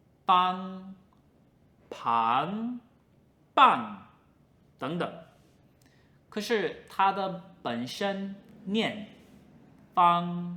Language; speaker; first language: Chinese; non-native, fluent; English